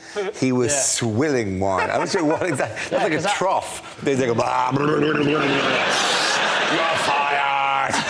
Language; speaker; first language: English; native; English